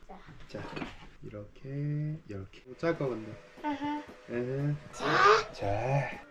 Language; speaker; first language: Korean; native; Korean